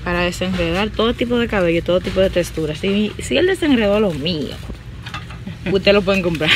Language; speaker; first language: Spanish; native; Spanish